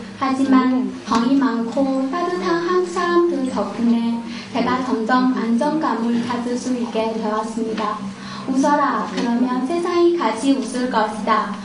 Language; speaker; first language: Korean; non-native, fluent; Chinese